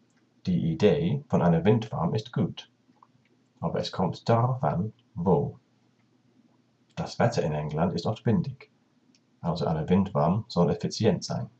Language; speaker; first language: German; non-native, learner; English